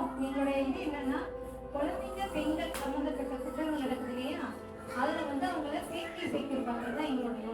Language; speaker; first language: Tamil; native; Tamil